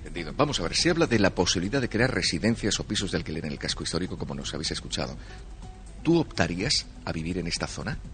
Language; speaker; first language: Spanish; native; Spanish